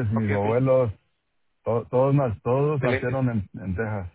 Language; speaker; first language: Spanish; non-native, local second language; English